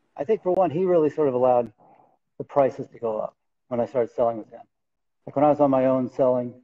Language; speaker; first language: English; native; English